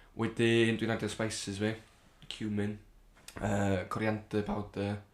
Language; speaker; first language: Welsh; native; Welsh